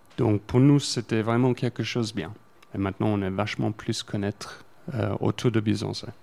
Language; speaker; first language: French; non-native, fluent; English